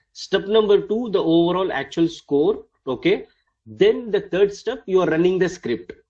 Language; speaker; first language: English; non-native, local second language; Tamil